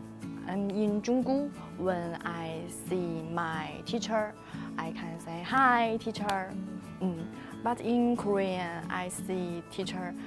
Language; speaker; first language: English; non-native, learner; Chinese